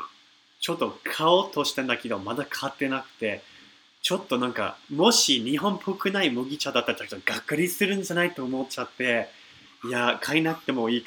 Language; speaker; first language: Japanese; non-native, fluent; English